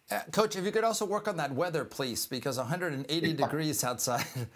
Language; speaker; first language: English; early bilingual, other home language; Spanish